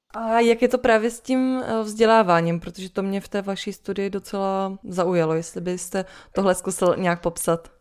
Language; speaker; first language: Czech; native; Czech